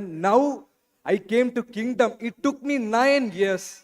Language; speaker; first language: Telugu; non-native, learner; Malayalam